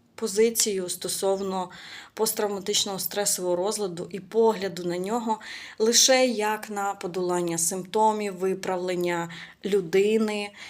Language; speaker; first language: Ukrainian; native; Ukrainian